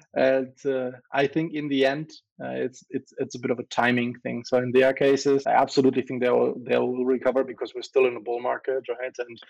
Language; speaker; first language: English; non-native, fluent; German